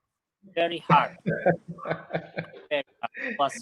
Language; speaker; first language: English; non-native, learner; Indonesian